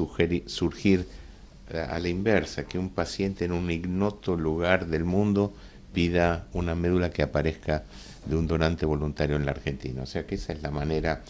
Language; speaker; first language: Spanish; native; Spanish